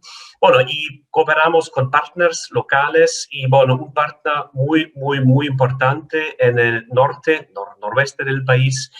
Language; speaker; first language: Spanish; non-native, fluent; German